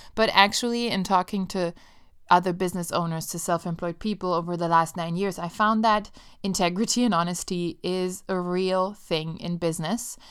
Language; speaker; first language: English; non-native, fluent; Italian